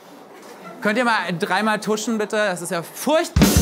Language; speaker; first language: German; native; German